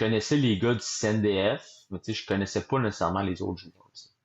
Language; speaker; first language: French; native; French